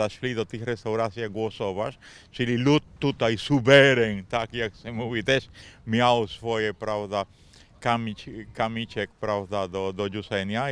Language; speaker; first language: Polish; non-native, fluent; Spanish